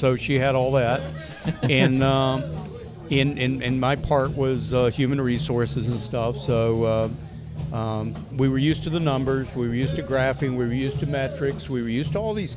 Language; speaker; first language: English; native; English